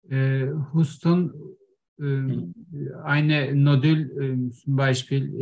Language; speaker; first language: German; non-native, learner; Turkish